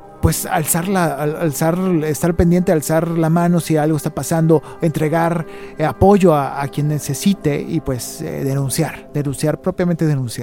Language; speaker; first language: Spanish; native; Spanish